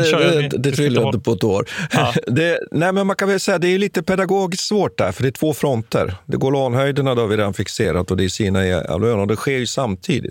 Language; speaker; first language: Swedish; native; Swedish